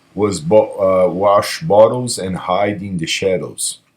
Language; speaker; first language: English; non-native, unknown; Portuguese